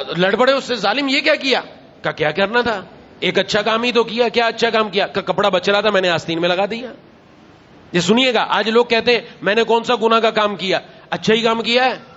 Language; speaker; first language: Urdu; non-native, local second language; Punjabi